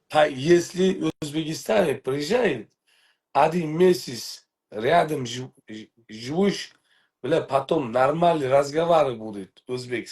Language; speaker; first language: Russian; non-native, learner; Uzbek